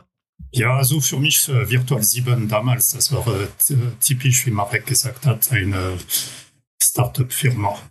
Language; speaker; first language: German; non-native, fluent; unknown